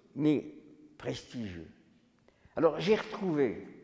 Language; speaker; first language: French; native; French